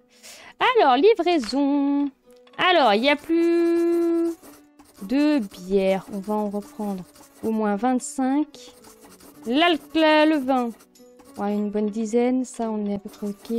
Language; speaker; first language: French; native; French